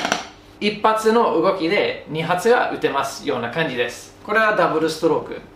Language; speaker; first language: Japanese; non-native, fluent; English